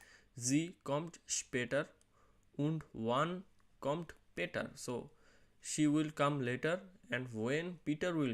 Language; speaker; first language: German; non-native, learner; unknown